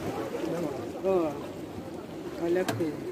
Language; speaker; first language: Portuguese; native; Portuguese